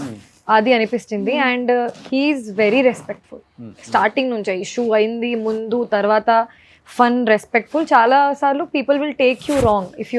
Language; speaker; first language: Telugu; non-native, local second language; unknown